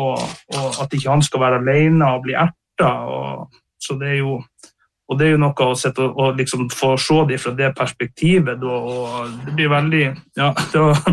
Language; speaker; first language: Norwegian; native; Norwegian